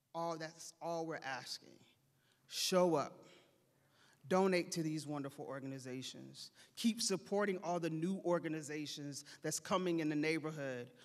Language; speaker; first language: English; native; English